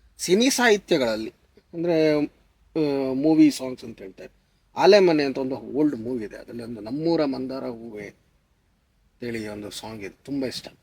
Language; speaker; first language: Kannada; native; Kannada